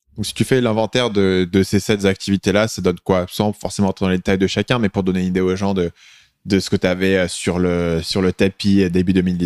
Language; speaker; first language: French; native; French